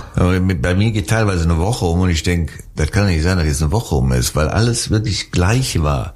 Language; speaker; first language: German; native; German